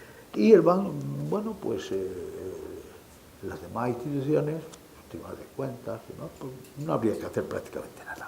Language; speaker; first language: Spanish; native; Spanish